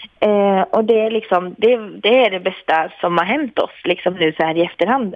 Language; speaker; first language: Swedish; native; Swedish